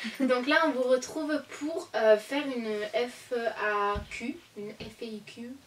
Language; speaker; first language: French; early bilingual, other home language; Arabic